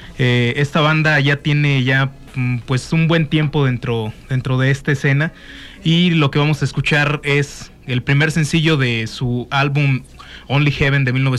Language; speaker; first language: Spanish; native; Spanish